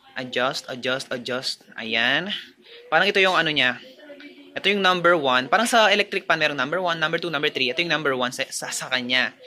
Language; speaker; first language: Filipino; native; Filipino